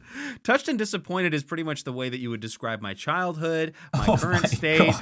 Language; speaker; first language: English; native; English